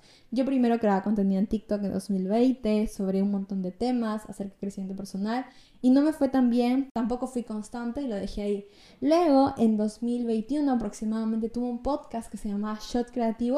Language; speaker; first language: Spanish; native; Spanish